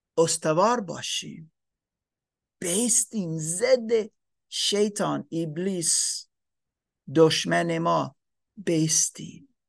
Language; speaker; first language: Persian; non-native, fluent; English